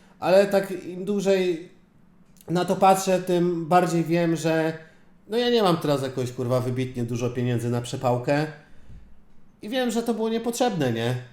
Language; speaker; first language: Polish; native; Polish